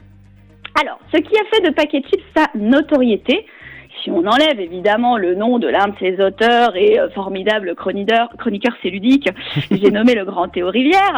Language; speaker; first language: French; native; French